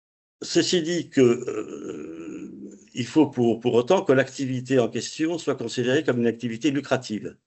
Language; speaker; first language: French; native; French